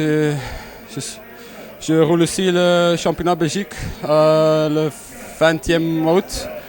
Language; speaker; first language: French; non-native, local second language; Dutch